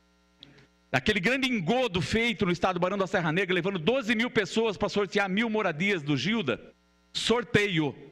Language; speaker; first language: Portuguese; native; Portuguese